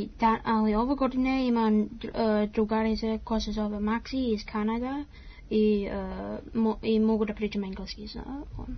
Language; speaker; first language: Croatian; early bilingual, heritage; Croatian